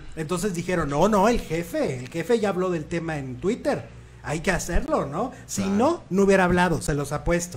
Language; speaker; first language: Spanish; native; Spanish